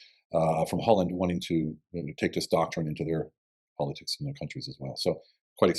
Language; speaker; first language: English; native; English